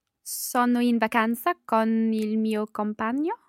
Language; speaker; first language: Italian; non-native, learner; English